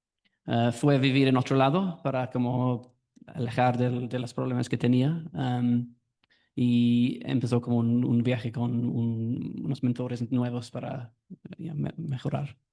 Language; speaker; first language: Spanish; non-native, fluent; English